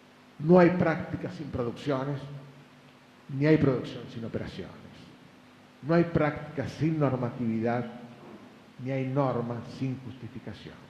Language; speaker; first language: Spanish; native; Spanish